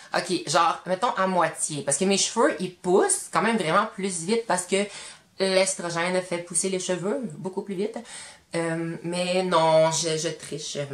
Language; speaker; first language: French; native; French